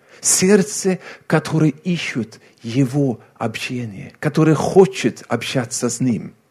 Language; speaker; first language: Russian; non-native, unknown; Swedish